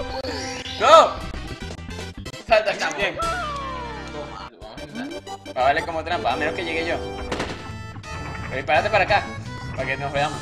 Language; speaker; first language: Spanish; native; Spanish